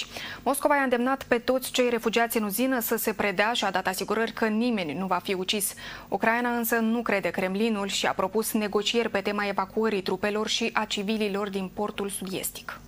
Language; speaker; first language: Romanian; native; Romanian